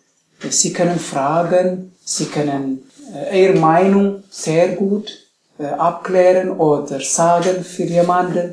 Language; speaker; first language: German; non-native, learner; Tigrinya